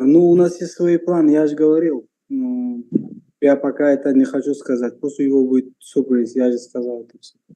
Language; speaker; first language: Russian; non-native, local second language; Uzbek